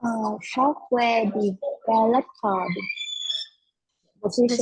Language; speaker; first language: English; non-native, learner; Vietnamese